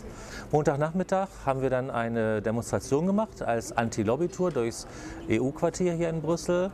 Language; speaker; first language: German; native; German